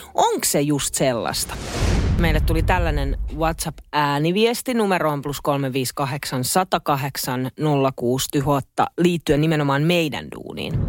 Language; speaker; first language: Finnish; native; Finnish